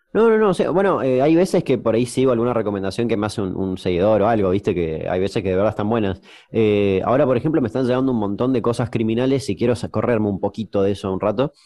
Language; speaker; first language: Spanish; native; Spanish